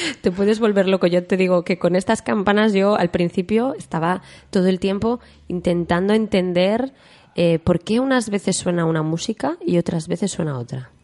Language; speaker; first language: Spanish; native; Spanish